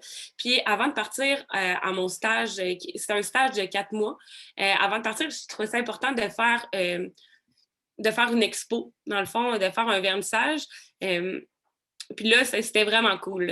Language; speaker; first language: French; native; French